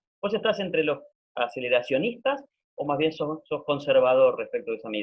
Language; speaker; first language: Spanish; native; Spanish